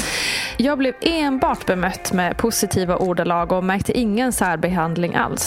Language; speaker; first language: Swedish; native; Swedish